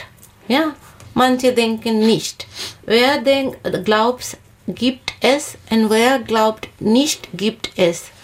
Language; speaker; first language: German; non-native, learner; Bangla